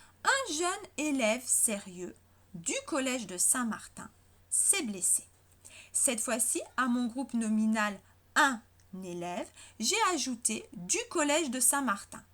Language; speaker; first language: French; native; French